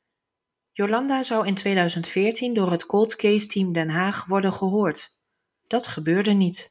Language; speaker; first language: Dutch; native; Dutch